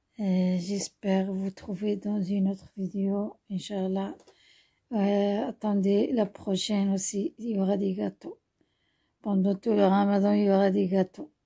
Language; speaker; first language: French; non-native, local second language; Arabic